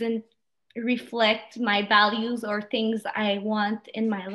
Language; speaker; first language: English; non-native, fluent; French